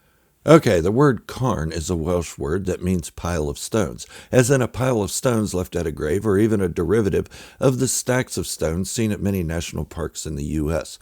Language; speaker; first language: English; native; English